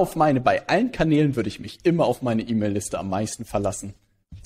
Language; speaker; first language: German; native; German